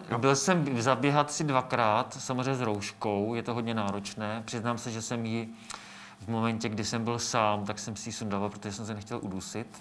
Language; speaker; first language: Czech; native; Czech